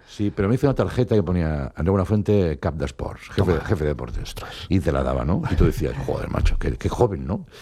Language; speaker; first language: Spanish; non-native, local second language; Catalan